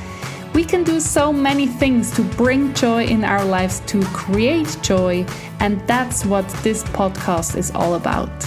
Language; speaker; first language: English; non-native, fluent; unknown